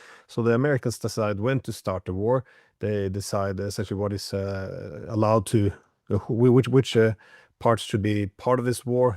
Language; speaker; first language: English; non-native, fluent; Norwegian